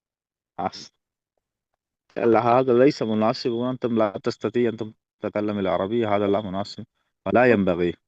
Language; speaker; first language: Arabic; non-native, learner; Urdu